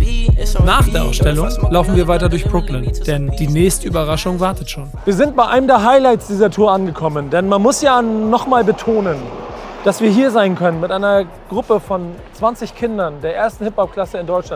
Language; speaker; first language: German; native; German